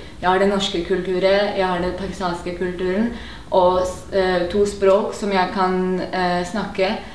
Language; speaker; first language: Norwegian; early bilingual, other home language; Urdu